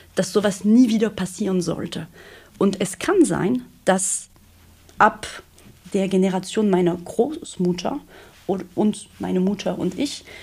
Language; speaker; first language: German; non-native, fluent; French